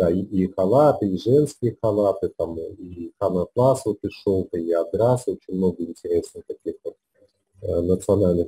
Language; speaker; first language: Russian; native; Russian